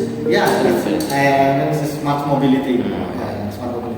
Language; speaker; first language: English; non-native, learner; Indonesian